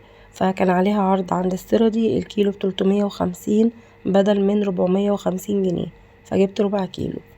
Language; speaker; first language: Arabic; native; Arabic